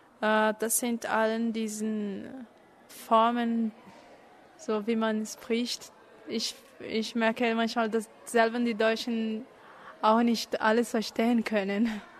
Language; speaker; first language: German; non-native, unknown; Portuguese